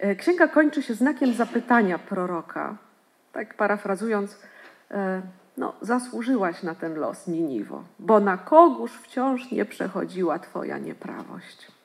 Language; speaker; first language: Polish; native; Polish